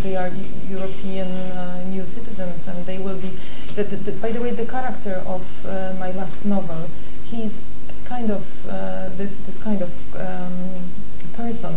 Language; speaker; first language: English; non-native, fluent; Polish